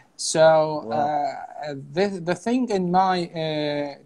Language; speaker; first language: English; non-native, fluent; Azerbaijani